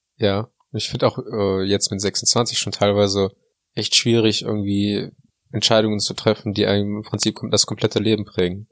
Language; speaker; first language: German; early bilingual, other home language; Russian